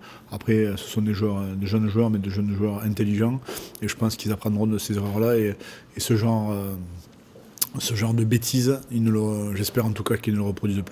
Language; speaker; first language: French; native; French